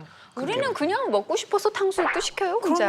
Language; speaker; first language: Korean; native; Korean